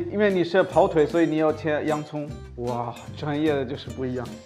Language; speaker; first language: Chinese; non-native, fluent; German